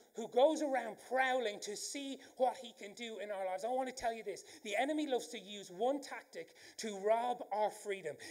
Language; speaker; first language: English; native; English